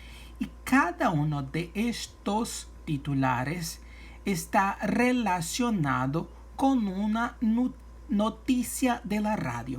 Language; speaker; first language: Spanish; non-native, fluent; Portuguese